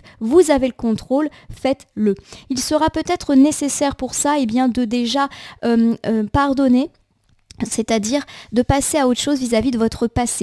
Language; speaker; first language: French; native; French